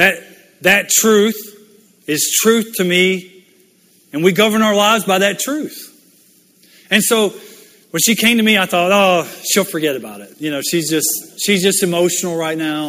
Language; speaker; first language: English; native; English